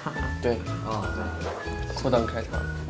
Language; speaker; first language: Chinese; native; Chinese